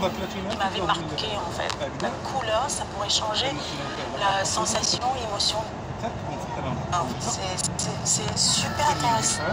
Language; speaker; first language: French; non-native, fluent; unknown